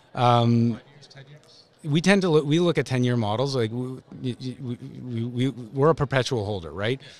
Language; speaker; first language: English; native; English